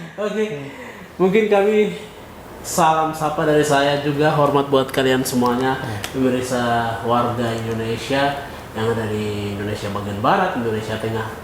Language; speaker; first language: Indonesian; native; Indonesian